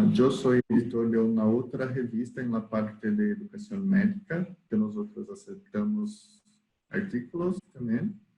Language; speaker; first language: Spanish; non-native, learner; Portuguese